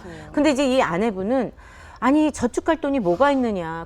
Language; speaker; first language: Korean; native; Korean